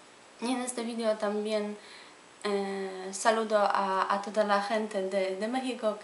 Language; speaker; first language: Spanish; non-native, fluent; Polish